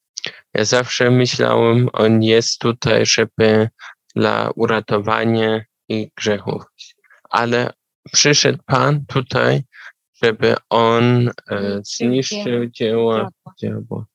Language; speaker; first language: Polish; non-native, learner; German